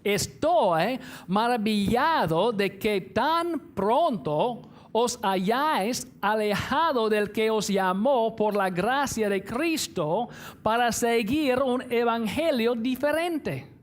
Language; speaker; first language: Spanish; non-native, fluent; English